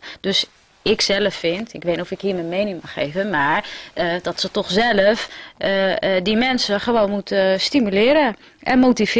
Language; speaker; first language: Dutch; early bilingual, other home language; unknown